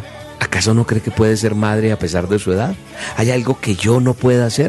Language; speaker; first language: Spanish; native; Spanish